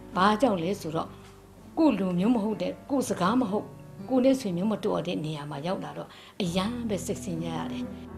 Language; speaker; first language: Burmese; non-native, local second language; Kachin